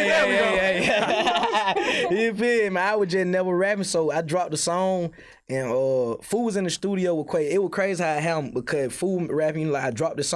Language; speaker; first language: English; native; English